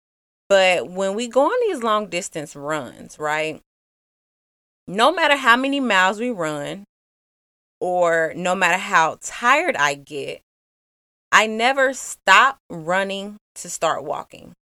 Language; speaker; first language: English; native; English